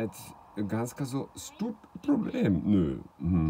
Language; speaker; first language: Swedish; non-native, fluent; German